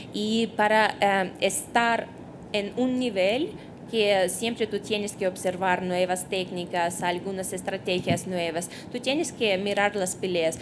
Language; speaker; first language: Spanish; non-native, fluent; Russian